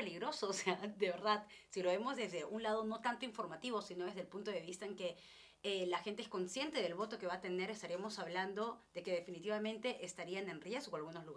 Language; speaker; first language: Spanish; native; Spanish